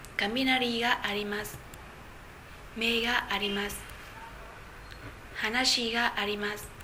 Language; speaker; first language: Japanese; non-native, learner; Vietnamese